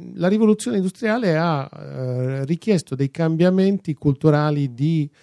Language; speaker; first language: Italian; non-native, fluent; Dutch